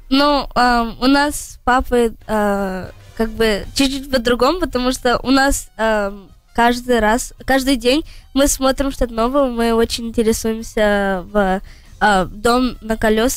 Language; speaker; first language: Russian; early bilingual, heritage; Russian